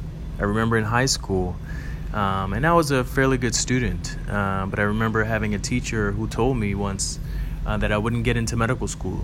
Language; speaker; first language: English; native; English